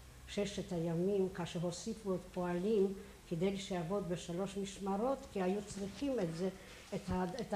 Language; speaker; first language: Hebrew; non-native, fluent; Polish